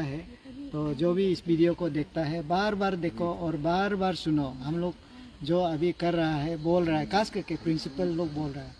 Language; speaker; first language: Hindi; non-native, local second language; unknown